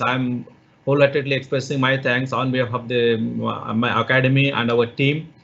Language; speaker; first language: English; non-native, local second language; Marathi